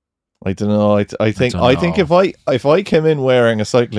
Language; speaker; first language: English; native; English